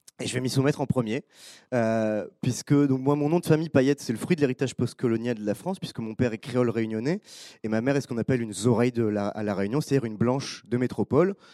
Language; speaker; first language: French; native; French